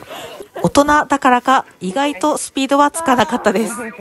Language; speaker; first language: Japanese; native; Japanese